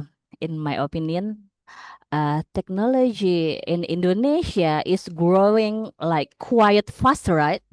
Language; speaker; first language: English; non-native, learner; Indonesian